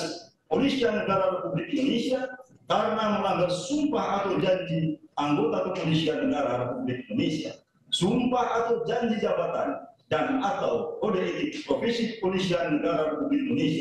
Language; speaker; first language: Indonesian; native; Indonesian